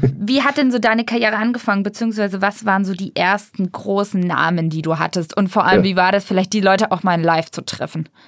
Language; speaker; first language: German; native; German